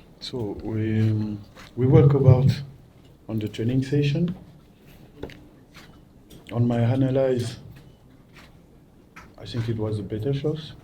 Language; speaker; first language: English; non-native, learner; French